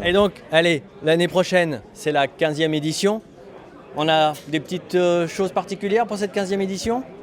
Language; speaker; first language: French; native; French